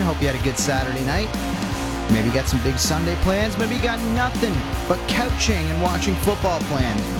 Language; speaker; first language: English; native; English